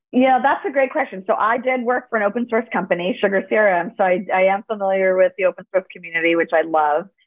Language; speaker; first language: English; early bilingual, other home language; Spanish